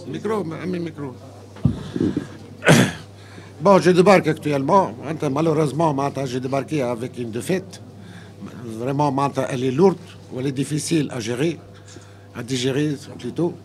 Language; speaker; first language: French; non-native, local second language; Arabic